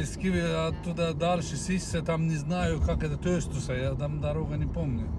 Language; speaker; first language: Russian; non-native, learner; Turkish